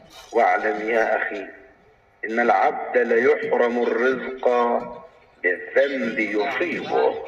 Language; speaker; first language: Arabic; native; Arabic